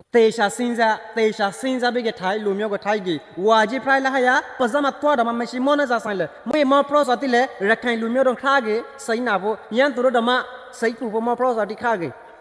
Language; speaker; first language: Burmese; native; Burmese